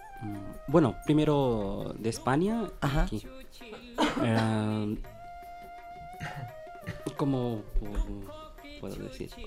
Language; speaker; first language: Spanish; non-native, learner; Bangla